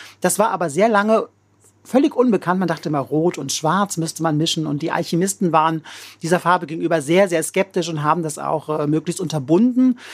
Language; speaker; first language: German; native; German